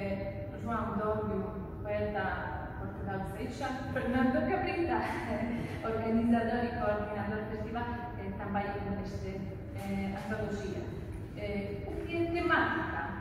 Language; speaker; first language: Portuguese; non-native, learner; Polish